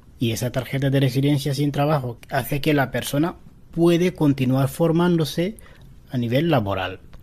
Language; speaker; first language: Spanish; non-native, fluent; Wolof